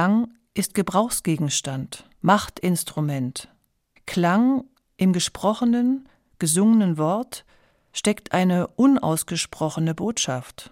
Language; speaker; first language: German; native; German